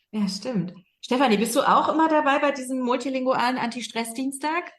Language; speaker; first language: German; native; German